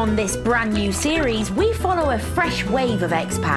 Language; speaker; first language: English; native; English